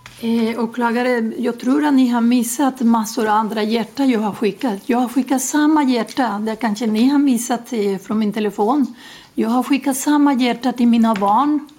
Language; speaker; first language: Swedish; non-native, learner; Spanish